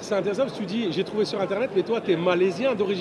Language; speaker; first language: French; native; French